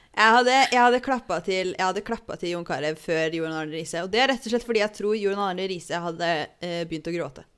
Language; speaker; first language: Norwegian; native; Norwegian